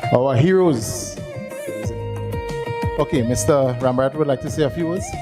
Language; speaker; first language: English; native; English